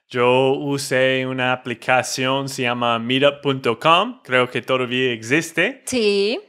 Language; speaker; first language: Spanish; non-native, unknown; English